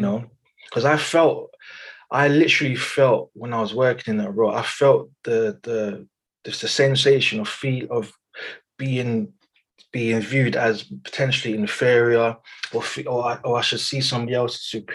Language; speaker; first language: English; native; English